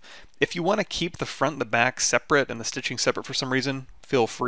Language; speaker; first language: English; native; English